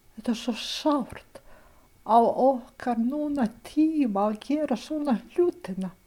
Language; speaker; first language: Icelandic; non-native, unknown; Ukrainian